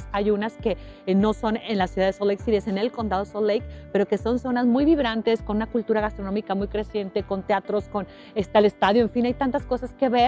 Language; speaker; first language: Spanish; native; Spanish